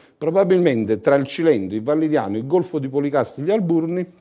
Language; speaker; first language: Italian; native; Italian